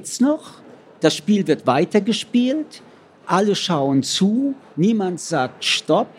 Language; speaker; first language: German; early bilingual, other home language; French